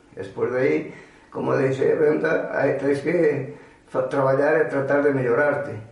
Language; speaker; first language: Galician; native; Galician